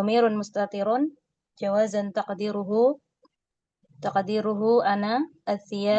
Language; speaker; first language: Arabic; non-native, learner; Indonesian